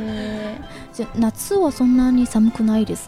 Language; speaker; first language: Japanese; non-native, fluent; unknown